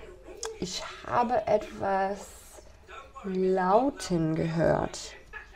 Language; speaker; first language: German; non-native, learner; English